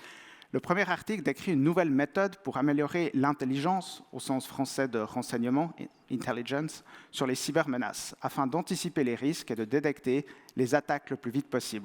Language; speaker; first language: French; native; French